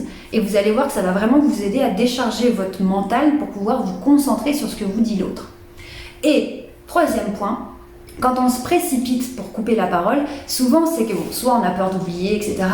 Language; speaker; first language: French; native; French